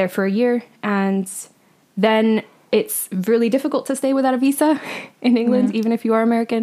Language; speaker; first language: English; early bilingual, other home language; Spanish